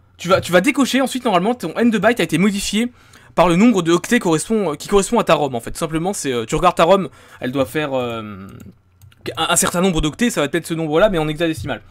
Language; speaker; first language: French; native; French